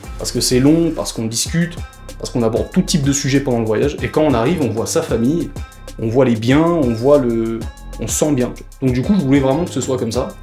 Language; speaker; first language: French; early bilingual, other home language; Portuguese